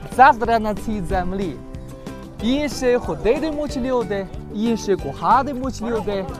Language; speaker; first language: Ukrainian; non-native, learner; Chinese